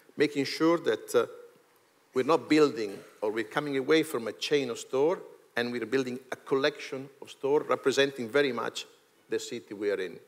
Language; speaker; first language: English; non-native, fluent; Italian